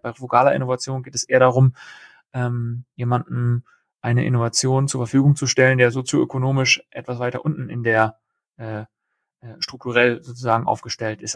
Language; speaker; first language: German; native; German